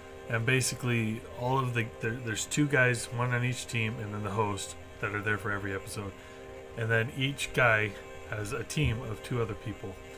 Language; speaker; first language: English; native; English